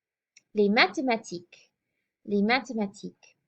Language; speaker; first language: French; non-native, fluent; English